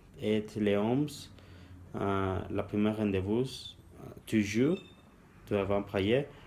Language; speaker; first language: French; non-native, learner; Spanish